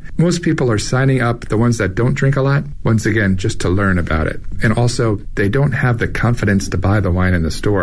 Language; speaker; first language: English; native; English